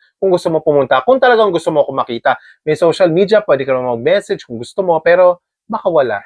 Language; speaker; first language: Filipino; native; Filipino